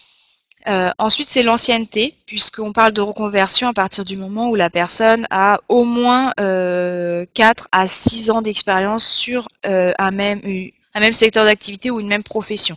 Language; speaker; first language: French; native; French